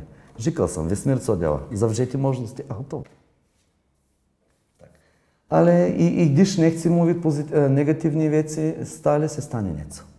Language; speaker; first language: Czech; non-native, fluent; Bulgarian